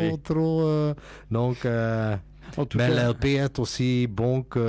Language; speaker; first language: French; non-native, local second language; Dutch